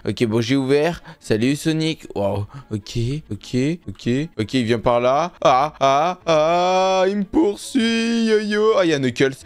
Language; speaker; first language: French; native; French